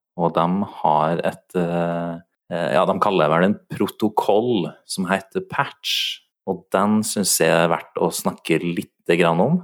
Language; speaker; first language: Norwegian; native; Norwegian